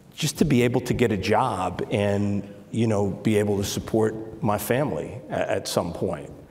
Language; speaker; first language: English; native; English